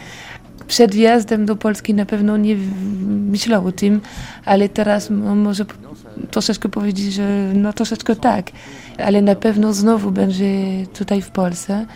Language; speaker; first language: Polish; non-native, learner; French